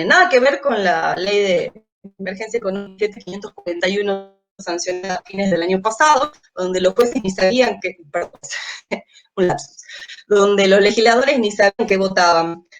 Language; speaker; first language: Spanish; native; Spanish